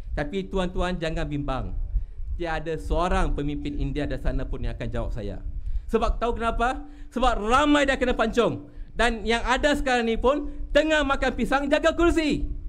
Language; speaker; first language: Malay; non-native, local second language; Tamil